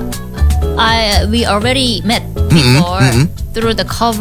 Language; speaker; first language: English; non-native, learner; Korean